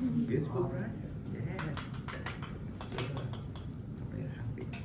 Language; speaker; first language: English; non-native, learner; Vietnamese